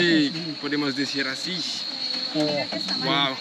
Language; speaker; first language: Spanish; non-native, learner; French